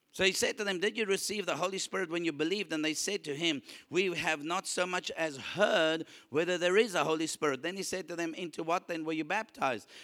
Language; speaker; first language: English; non-native, local second language; Afrikaans